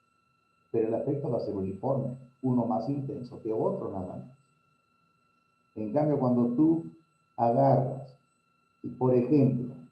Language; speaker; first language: Spanish; native; Spanish